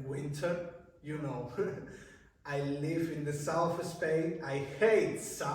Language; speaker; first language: English; non-native, learner; Spanish